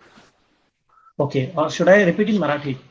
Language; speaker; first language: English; non-native, local second language; Marathi